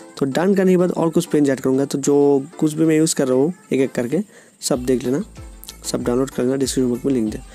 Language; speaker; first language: Hindi; non-native, local second language; Bangla